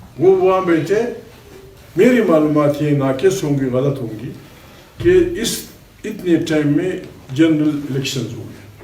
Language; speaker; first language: Urdu; non-native, local second language; Pashto